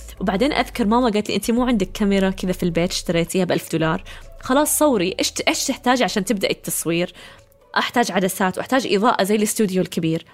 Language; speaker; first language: Arabic; early bilingual, heritage; Arabic